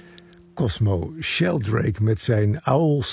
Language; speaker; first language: Dutch; native; Dutch